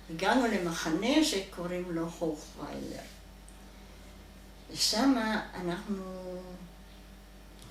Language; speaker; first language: Hebrew; non-native, fluent; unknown